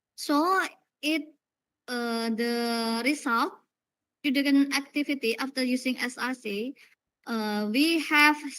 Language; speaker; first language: English; non-native, learner; Indonesian